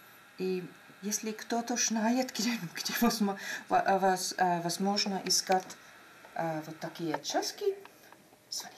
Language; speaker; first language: Russian; non-native, learner; Finnish